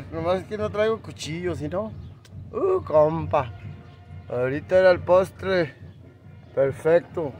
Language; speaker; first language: Spanish; native; Spanish